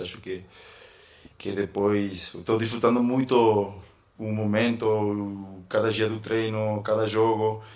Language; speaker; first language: Portuguese; non-native, fluent; Spanish